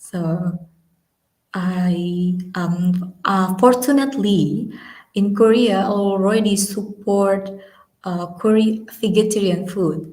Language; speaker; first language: English; non-native, learner; Indonesian